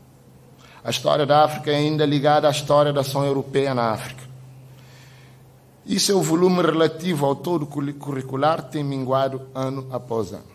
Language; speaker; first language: Portuguese; non-native, local second language; Kabuverdianu